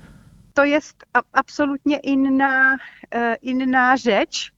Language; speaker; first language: Polish; non-native, fluent; Czech